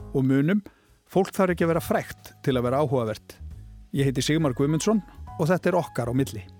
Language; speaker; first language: Icelandic; native; Icelandic